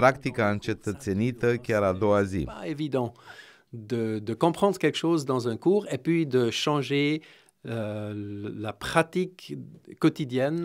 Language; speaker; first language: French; non-native, fluent; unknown